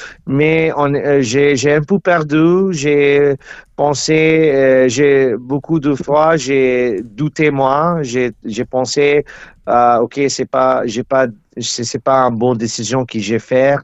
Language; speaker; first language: French; non-native, learner; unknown